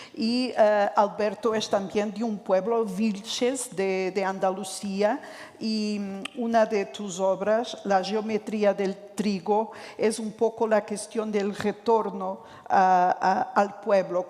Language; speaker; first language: Spanish; non-native, fluent; Portuguese